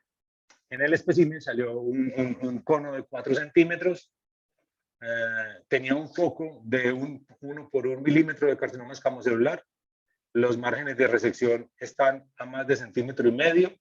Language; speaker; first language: Spanish; native; Spanish